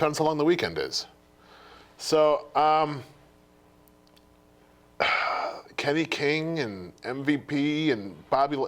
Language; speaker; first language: English; native; English